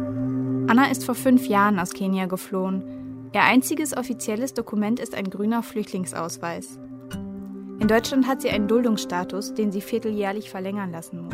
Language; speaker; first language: German; native; German